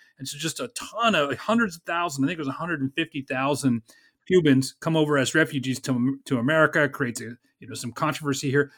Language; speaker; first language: English; native; English